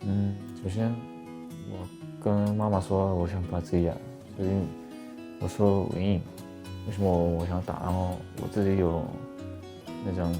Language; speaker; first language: Chinese; non-native, fluent; Korean